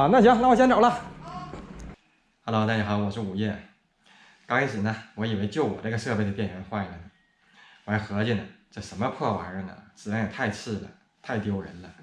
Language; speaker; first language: Chinese; native; Chinese